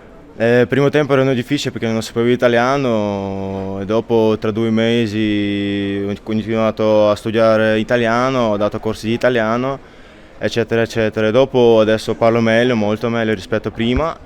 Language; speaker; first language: Italian; non-native, learner; Ukrainian